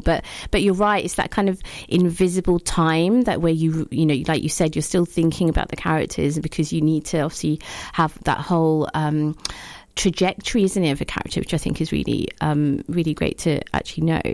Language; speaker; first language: English; native; English